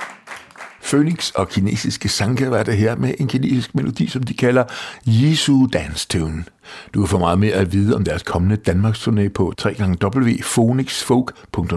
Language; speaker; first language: Danish; native; Danish